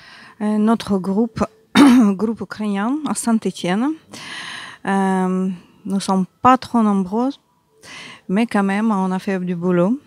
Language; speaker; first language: French; non-native, learner; Ukrainian